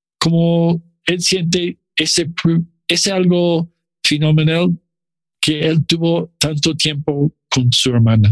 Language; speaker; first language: Spanish; non-native, learner; English